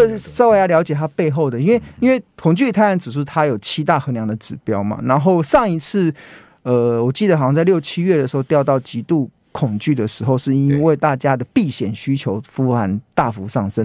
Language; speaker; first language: Chinese; native; Chinese